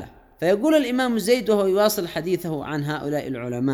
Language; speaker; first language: Arabic; native; Arabic